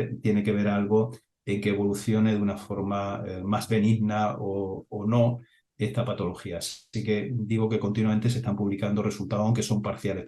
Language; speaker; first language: Spanish; native; Spanish